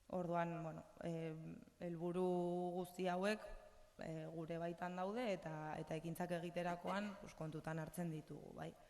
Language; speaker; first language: Basque; non-native, local second language; Spanish